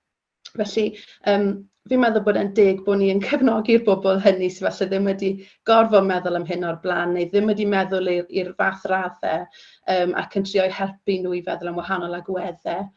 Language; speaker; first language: Welsh; native; Welsh